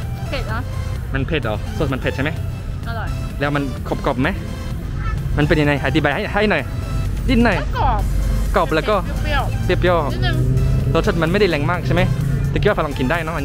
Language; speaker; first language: Thai; non-native, fluent; French